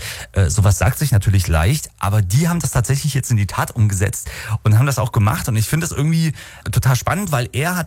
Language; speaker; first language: German; native; German